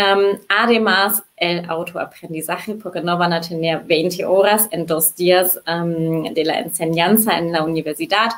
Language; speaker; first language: Spanish; non-native, fluent; German